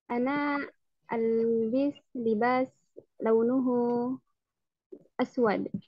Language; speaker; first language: Arabic; non-native, learner; Indonesian